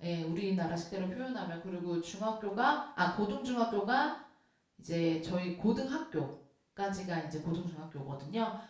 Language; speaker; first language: Korean; native; Korean